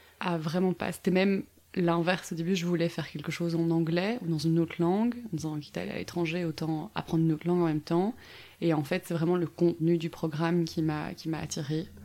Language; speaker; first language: French; native; French